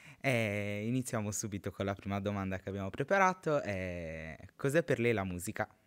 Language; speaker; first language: Italian; native; Italian